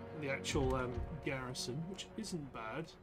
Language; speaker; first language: English; native; English